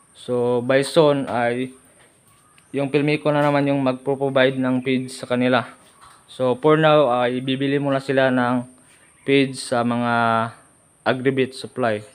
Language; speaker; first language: Filipino; non-native, local second language; Cebuano